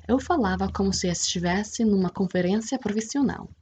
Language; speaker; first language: Portuguese; non-native, fluent; English